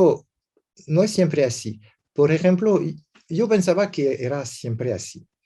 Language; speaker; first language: Spanish; non-native, learner; French